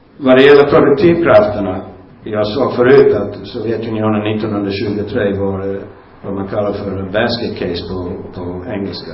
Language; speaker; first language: Swedish; non-native, fluent; English